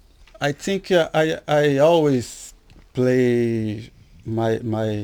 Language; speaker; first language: English; non-native, learner; Portuguese